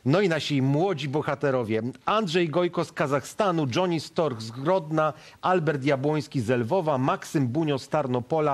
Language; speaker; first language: Polish; native; Polish